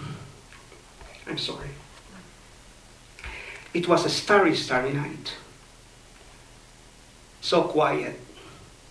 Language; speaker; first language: English; non-native, local second language; Filipino